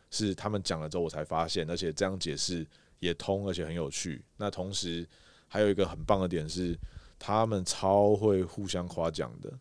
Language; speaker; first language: Chinese; native; Chinese